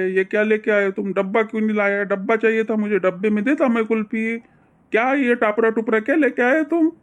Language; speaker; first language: Hindi; non-native, local second language; Marathi